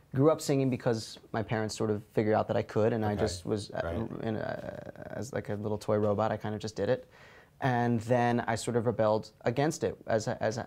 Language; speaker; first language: English; native; English